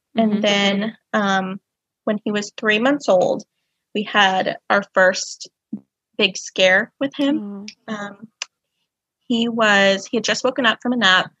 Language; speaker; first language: English; native; English